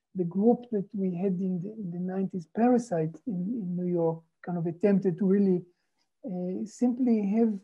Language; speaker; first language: English; non-native, fluent; Hebrew